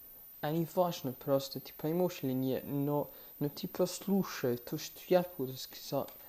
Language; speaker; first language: Russian; non-native, fluent; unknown